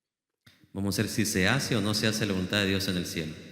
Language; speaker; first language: Spanish; native; Spanish